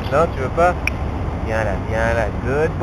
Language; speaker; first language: French; native; French